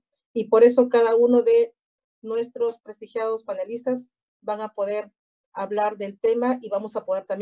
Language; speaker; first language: Spanish; native; Spanish